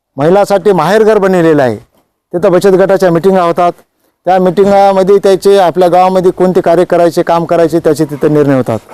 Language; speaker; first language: Marathi; native; Marathi